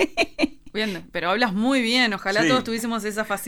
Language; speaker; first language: Spanish; native; Spanish